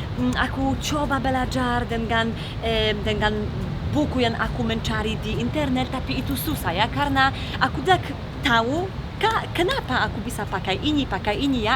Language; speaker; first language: Indonesian; non-native, fluent; Polish